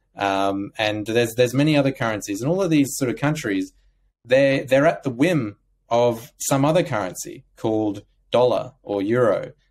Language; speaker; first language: English; native; English